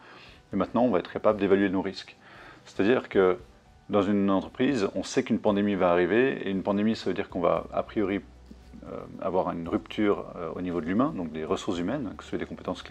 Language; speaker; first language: French; native; French